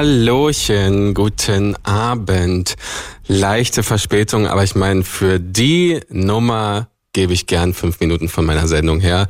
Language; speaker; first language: German; native; German